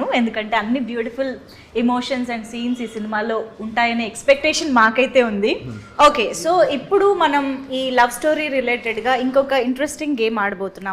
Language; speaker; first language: Telugu; native; Telugu